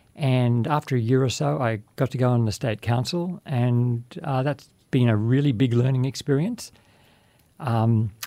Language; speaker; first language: English; native; English